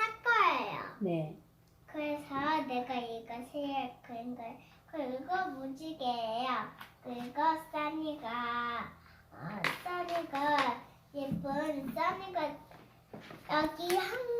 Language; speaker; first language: Korean; early bilingual, heritage; Korean